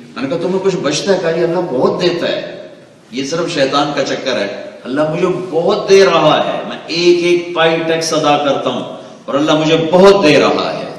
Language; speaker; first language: Urdu; non-native, local second language; Punjabi